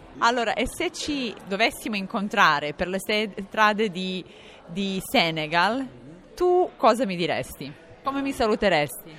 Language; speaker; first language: Italian; native; Italian